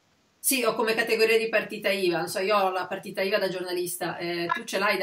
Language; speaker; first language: Italian; native; Italian